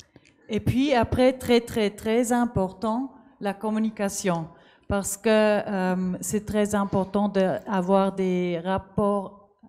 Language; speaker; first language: French; non-native, learner; German